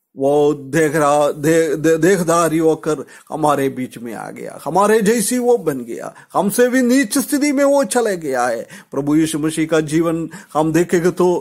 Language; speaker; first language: Hindi; non-native, local second language; Malayalam